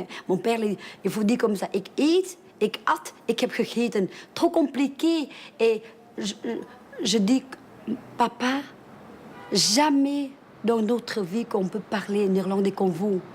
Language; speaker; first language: French; early bilingual, other home language; Vietnamese